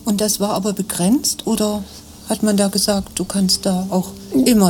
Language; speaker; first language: German; native; German